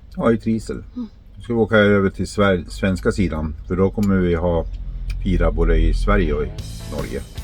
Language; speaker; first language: Swedish; native; Swedish